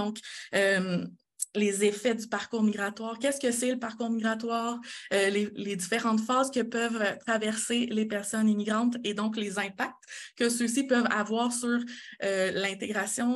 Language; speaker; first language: French; native; French